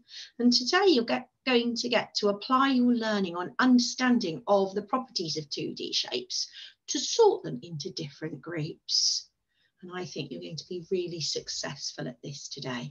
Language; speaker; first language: English; native; English